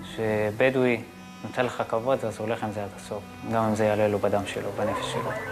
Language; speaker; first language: Hebrew; non-native, local second language; Arabic